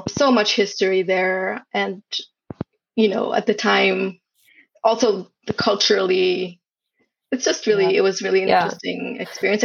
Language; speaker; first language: English; non-native, fluent; Hebrew